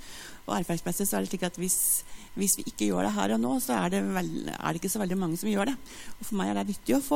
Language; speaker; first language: Norwegian; native; Norwegian